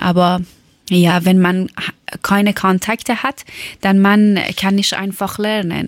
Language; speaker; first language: German; non-native, learner; Persian